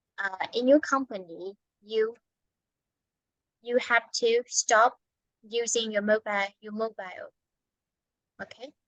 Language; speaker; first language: English; non-native, fluent; Vietnamese